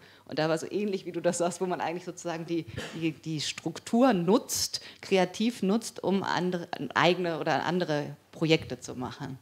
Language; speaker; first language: German; native; German